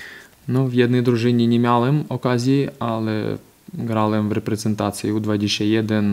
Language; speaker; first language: Polish; non-native, fluent; Ukrainian